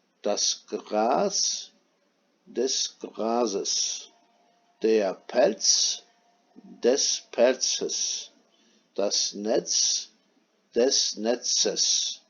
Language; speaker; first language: German; non-native, fluent; Turkish